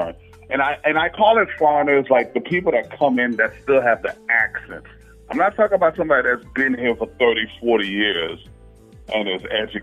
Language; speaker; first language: English; non-native, fluent; Haitian Creole